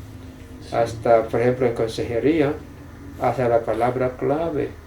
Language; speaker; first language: Spanish; non-native, fluent; English